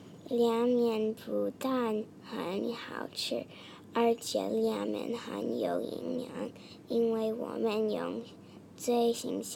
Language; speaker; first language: Chinese; non-native, learner; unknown